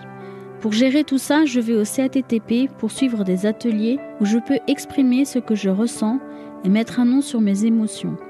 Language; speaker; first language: French; native; French